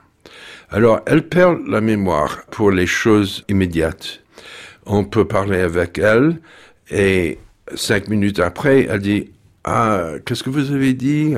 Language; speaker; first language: French; non-native, fluent; English